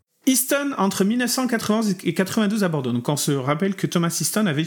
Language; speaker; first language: French; native; French